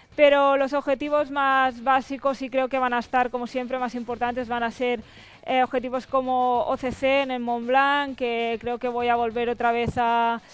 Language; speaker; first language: Spanish; native; Spanish